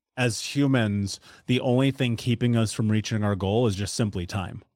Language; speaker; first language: English; native; English